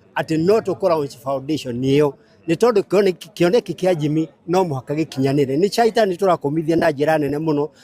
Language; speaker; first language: Kikuyu; native; Kikuyu